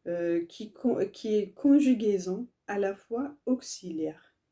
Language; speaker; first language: French; non-native, learner; Tigrinya